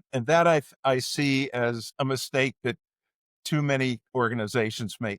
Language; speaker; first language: English; native; English